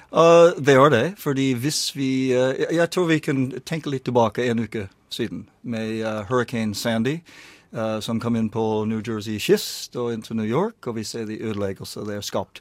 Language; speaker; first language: Norwegian; non-native, learner; English